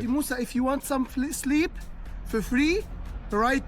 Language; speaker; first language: English; non-native, learner; Arabic